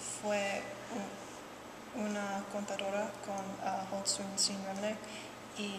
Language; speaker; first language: Spanish; non-native, learner; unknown